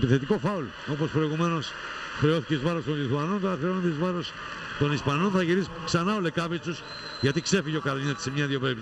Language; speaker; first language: Greek; native; Greek